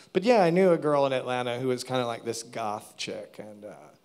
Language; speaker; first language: English; native; English